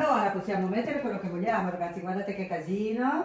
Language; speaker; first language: Italian; native; Italian